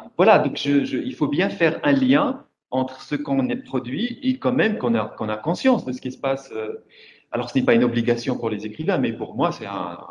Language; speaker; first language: French; non-native, local second language; Arabic